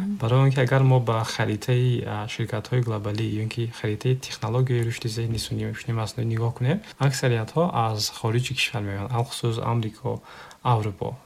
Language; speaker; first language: Persian; native; Persian